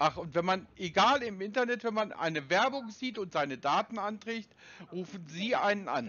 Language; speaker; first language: German; native; German